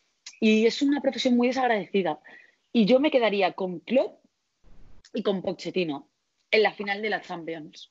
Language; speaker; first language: Spanish; native; Spanish